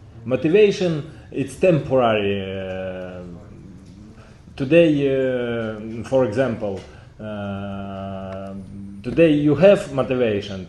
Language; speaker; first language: English; non-native, learner; Ukrainian